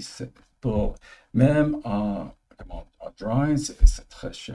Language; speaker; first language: French; early bilingual, heritage; English